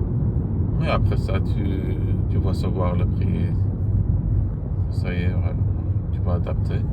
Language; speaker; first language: French; non-native, fluent; Arabic